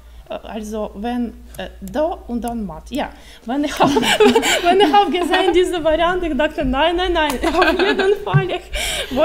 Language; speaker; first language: German; non-native, learner; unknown